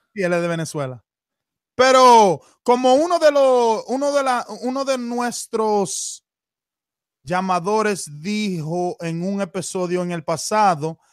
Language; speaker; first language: Spanish; early bilingual, heritage; Spanish